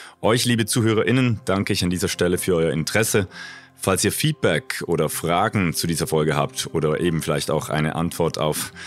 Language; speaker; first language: German; native; German